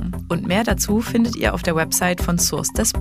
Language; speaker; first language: German; native; German